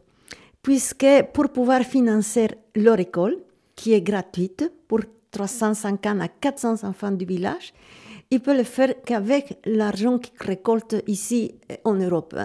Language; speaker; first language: French; native; French